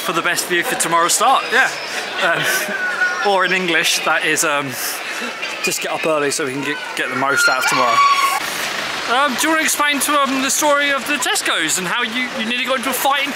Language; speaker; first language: English; native; English